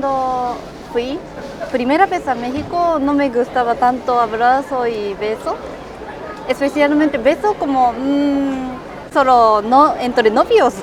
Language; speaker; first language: Spanish; non-native, fluent; Japanese